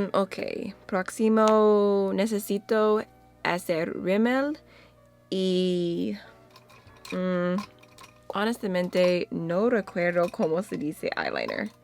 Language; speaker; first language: Spanish; non-native, learner; English